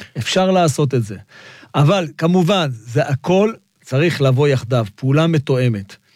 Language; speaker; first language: Hebrew; non-native, local second language; Arabic